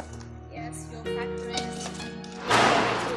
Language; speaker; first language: English; non-native, learner; Somali